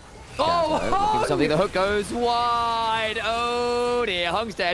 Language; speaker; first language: English; native; English